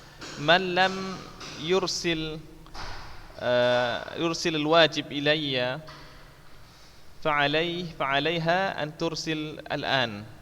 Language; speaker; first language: Arabic; non-native, fluent; Indonesian